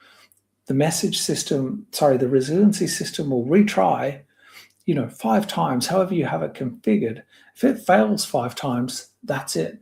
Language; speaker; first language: English; native; English